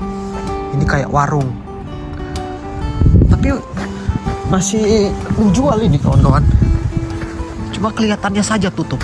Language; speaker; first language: Indonesian; native; Indonesian